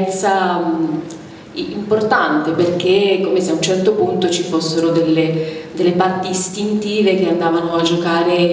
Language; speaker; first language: Italian; native; Italian